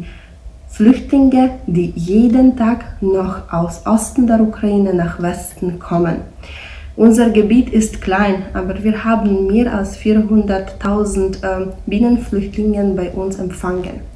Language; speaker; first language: German; non-native, fluent; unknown